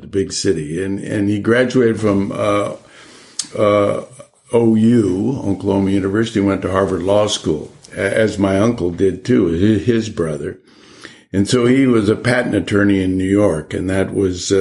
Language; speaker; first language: English; native; English